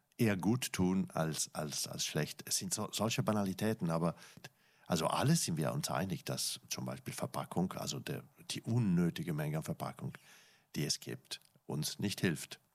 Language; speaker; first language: German; non-native, fluent; Italian